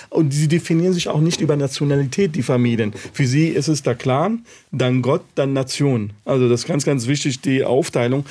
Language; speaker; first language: German; early bilingual, other home language; Arabic